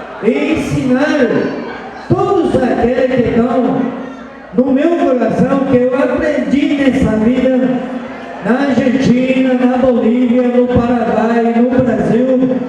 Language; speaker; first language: Portuguese; non-native, local second language; Spanish